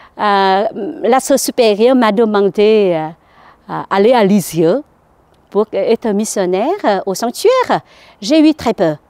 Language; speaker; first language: French; non-native, learner; Vietnamese